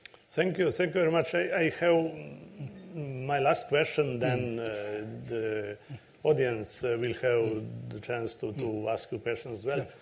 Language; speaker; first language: English; non-native, fluent; Slovenian